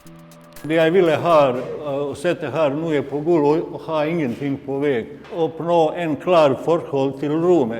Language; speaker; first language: Norwegian; non-native, fluent; Bosnian